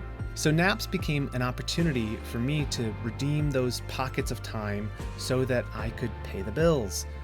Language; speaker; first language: English; native; English